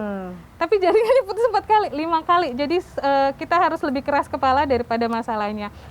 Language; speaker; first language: Indonesian; native; Indonesian